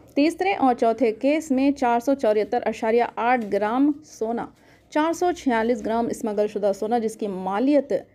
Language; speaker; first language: Urdu; native; Urdu